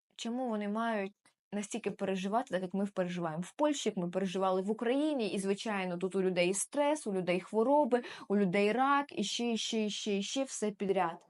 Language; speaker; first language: Ukrainian; native; Ukrainian